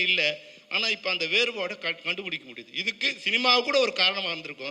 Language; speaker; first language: Tamil; native; Tamil